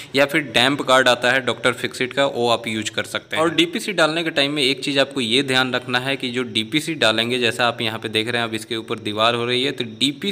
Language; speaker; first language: Hindi; native; Hindi